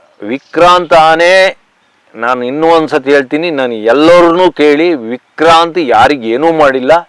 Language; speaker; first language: Kannada; native; Kannada